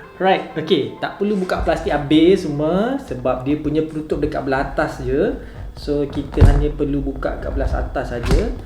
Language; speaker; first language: Malay; native; Malay